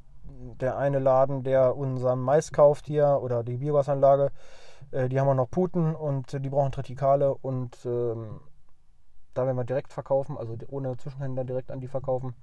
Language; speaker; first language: German; native; German